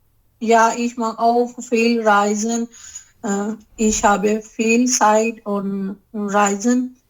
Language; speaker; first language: German; non-native, learner; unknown